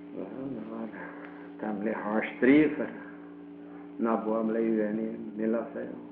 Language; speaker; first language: Norwegian; early bilingual, heritage; Norwegian